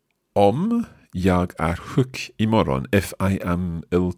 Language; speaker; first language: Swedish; non-native, learner; English